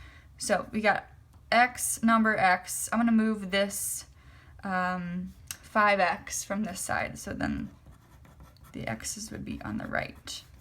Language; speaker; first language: English; native; English